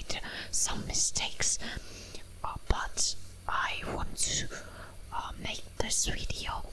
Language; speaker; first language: English; non-native, learner; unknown